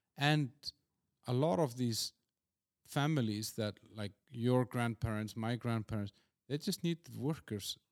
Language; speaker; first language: English; non-native, fluent; Icelandic